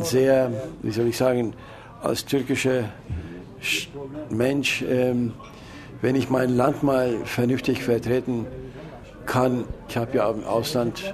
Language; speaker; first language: German; early bilingual, other home language; Turkish